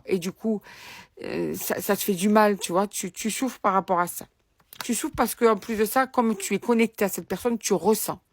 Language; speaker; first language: French; native; French